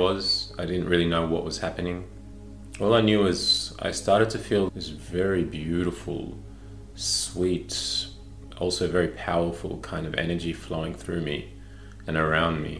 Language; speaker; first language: English; native; English